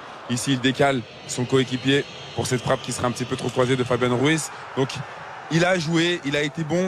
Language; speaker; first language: French; native; French